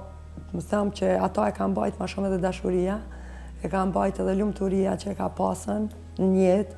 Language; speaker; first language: Albanian; native; Albanian